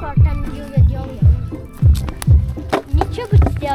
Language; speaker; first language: Chinese; non-native, local second language; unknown